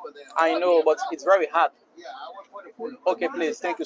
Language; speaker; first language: English; non-native, fluent; Haitian Creole